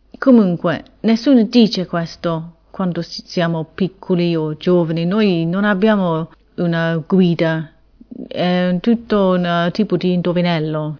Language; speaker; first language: Italian; non-native, fluent; English